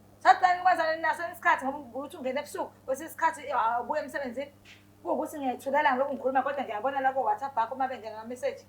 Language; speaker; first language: Zulu; native; Zulu